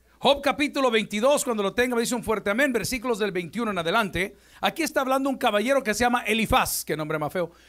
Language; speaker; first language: Spanish; native; Spanish